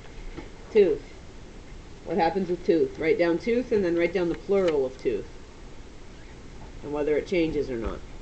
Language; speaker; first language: English; native; English